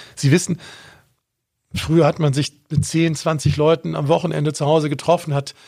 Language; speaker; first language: German; native; German